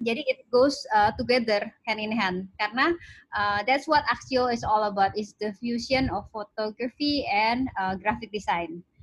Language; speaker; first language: English; non-native, local second language; Indonesian